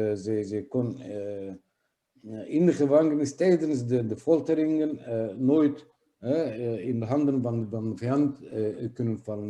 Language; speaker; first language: Dutch; non-native, fluent; Kurdish